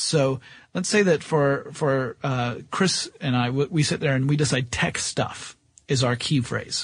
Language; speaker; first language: English; native; English